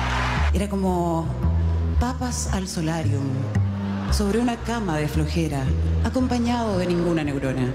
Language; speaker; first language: Spanish; native; Spanish